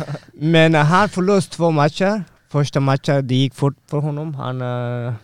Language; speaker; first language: Swedish; non-native, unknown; Persian